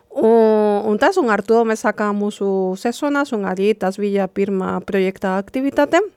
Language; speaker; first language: Latvian; non-native, fluent; Spanish